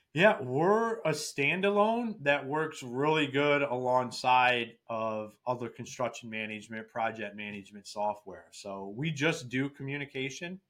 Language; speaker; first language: English; native; English